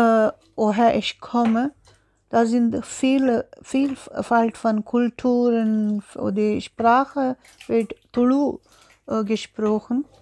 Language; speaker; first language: German; non-native, learner; Tulu